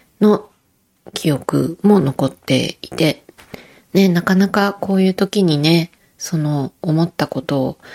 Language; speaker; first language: Japanese; native; Japanese